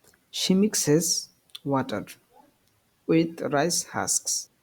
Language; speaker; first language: English; non-native, local second language; Bangla